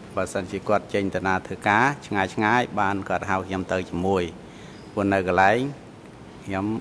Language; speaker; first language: Khmer; non-native, local second language; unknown